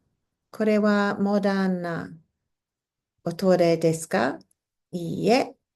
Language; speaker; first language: Japanese; non-native, fluent; English